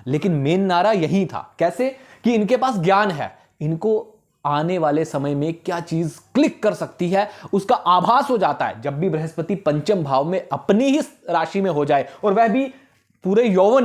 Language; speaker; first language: Hindi; native; Hindi